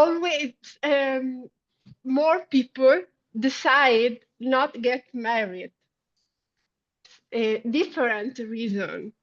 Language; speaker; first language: English; non-native, learner; Italian